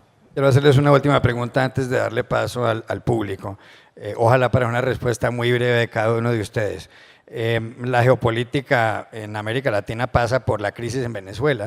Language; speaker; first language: Spanish; native; Spanish